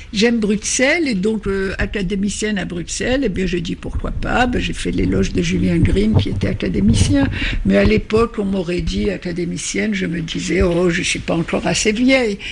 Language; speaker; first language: French; non-native, local second language; Arabic